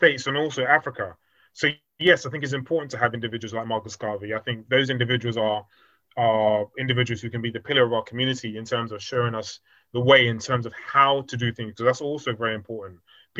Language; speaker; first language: English; native; English